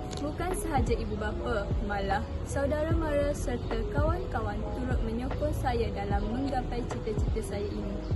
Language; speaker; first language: Malay; native; Malay